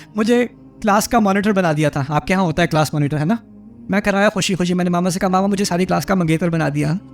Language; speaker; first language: Urdu; early bilingual, heritage; Urdu